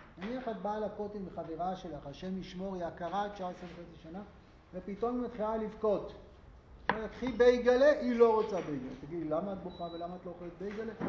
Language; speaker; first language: Hebrew; native; Hebrew